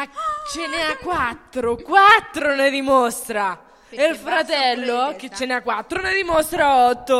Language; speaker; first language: Italian; native; Italian